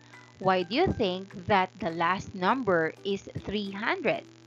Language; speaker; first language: English; non-native, local second language; Filipino